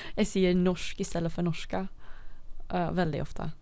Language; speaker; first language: Swedish; non-native, fluent; Dutch